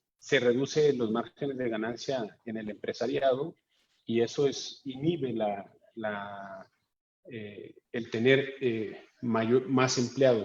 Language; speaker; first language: Spanish; native; Spanish